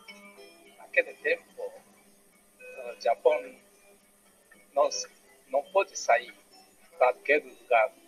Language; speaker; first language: Portuguese; non-native, learner; Japanese